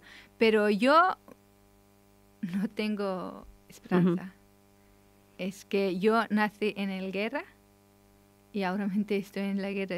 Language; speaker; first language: Spanish; non-native, learner; Persian